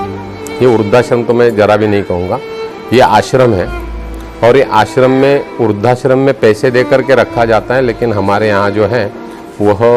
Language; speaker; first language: Hindi; native; Hindi